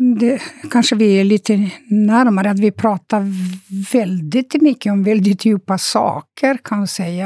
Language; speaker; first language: Swedish; non-native, fluent; Romanian